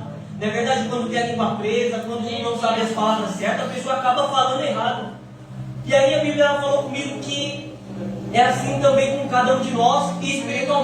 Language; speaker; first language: Portuguese; native; Portuguese